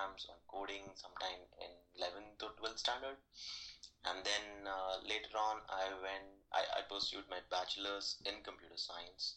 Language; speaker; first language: English; non-native, local second language; Telugu